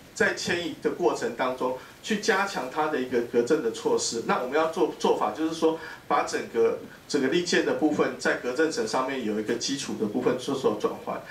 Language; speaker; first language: Chinese; native; Chinese